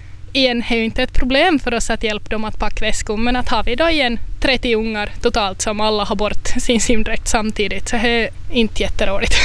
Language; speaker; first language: Swedish; native; Swedish